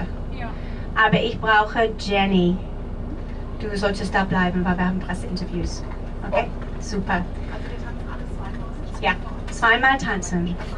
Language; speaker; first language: German; non-native, fluent; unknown